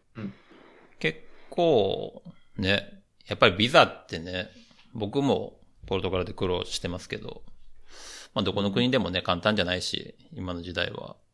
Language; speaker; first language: Japanese; native; Japanese